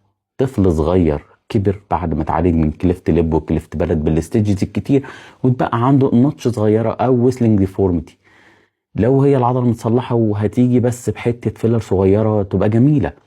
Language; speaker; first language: Arabic; native; Arabic